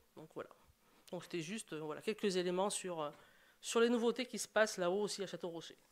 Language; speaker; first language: French; native; French